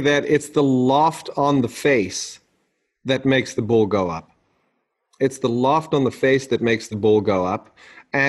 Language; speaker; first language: English; native; English